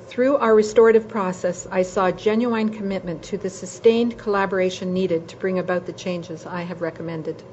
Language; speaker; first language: English; native; English